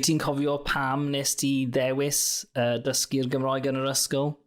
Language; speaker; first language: Welsh; non-native, local second language; English